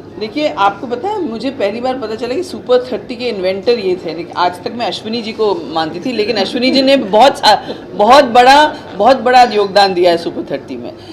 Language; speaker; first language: Hindi; native; Hindi